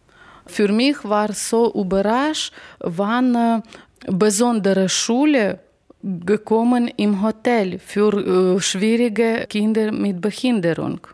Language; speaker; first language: German; non-native, learner; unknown